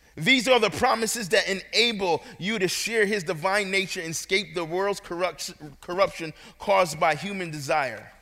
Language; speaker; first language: English; native; English